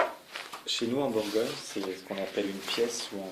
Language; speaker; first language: French; native; French